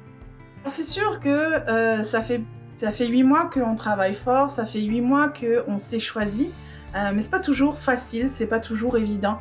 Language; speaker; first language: French; native; French